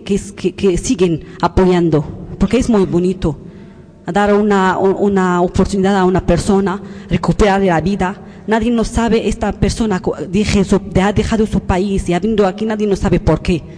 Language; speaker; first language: Spanish; non-native, learner; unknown